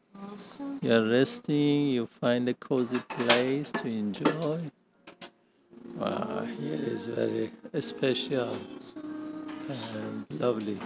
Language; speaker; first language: English; non-native, learner; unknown